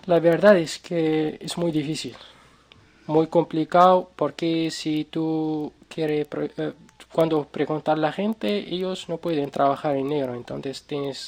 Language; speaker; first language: Spanish; non-native, learner; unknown